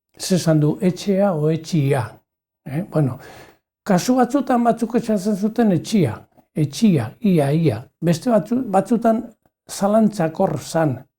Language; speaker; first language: Basque; non-native, local second language; Spanish